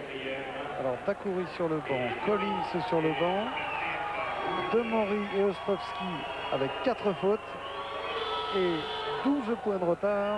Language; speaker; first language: French; native; French